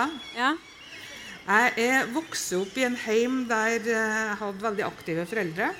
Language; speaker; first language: Norwegian; native; Norwegian